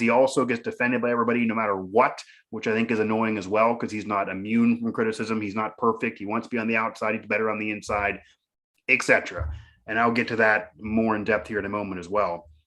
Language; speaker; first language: English; native; English